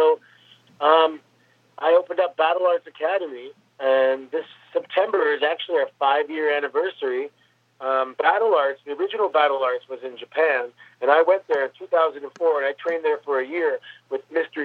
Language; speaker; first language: English; native; English